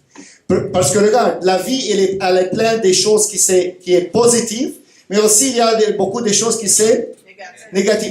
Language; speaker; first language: French; non-native, fluent; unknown